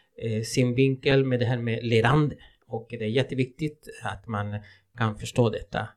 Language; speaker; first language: Swedish; non-native, fluent; Spanish